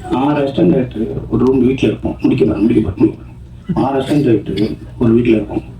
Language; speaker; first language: Tamil; native; Tamil